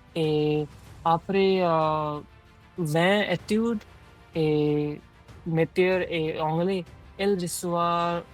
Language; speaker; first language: French; non-native, learner; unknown